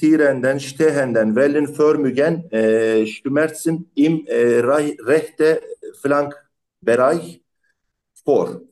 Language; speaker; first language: German; non-native, learner; Turkish